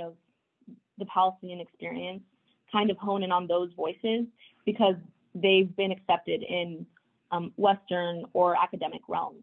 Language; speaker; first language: English; native; English